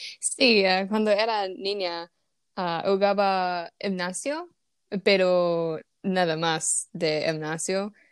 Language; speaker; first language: Spanish; non-native, learner; English